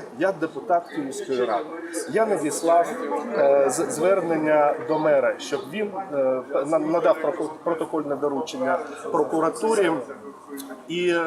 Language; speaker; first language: Ukrainian; non-native, local second language; Russian